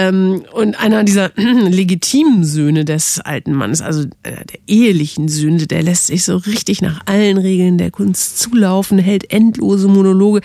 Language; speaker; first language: German; native; German